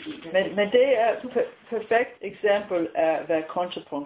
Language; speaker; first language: Danish; non-native, fluent; English